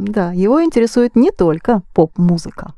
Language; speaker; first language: Russian; non-native, fluent; English